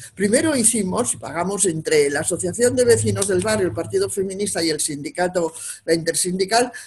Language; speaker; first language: Spanish; native; Spanish